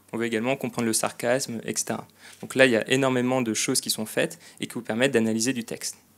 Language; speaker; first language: French; native; French